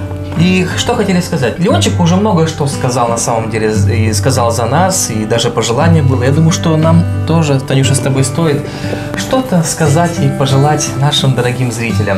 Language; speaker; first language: Russian; native; Russian